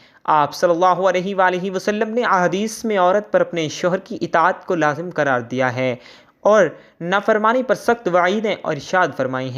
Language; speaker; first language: Urdu; native; Urdu